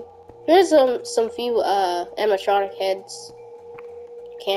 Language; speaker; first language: English; native; English